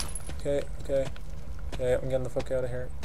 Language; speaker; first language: English; native; English